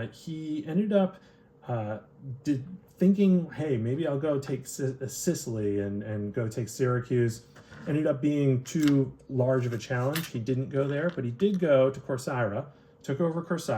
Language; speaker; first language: English; native; English